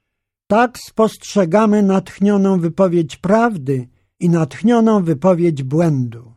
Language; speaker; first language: Polish; native; Polish